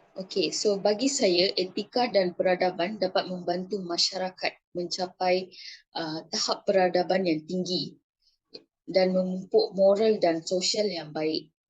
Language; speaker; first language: Malay; non-native, local second language; Tamil